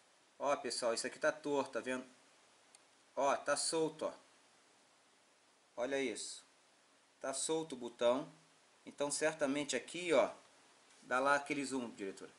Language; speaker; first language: Portuguese; native; Portuguese